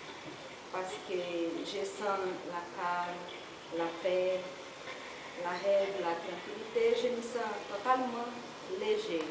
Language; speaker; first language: French; non-native, learner; Portuguese